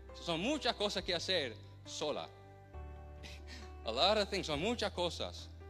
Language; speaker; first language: Spanish; non-native, fluent; English